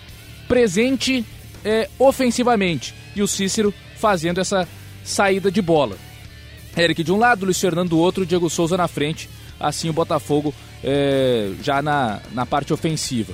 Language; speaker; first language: Portuguese; native; Portuguese